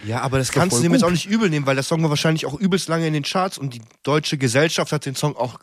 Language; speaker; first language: German; native; German